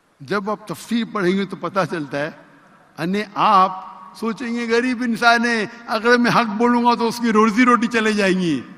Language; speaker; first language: Urdu; non-native, local second language; Konkani